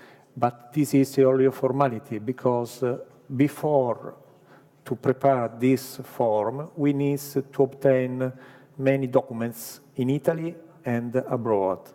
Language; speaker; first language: English; non-native, learner; Italian